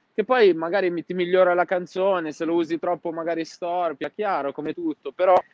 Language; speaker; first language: Italian; non-native, fluent; Arabic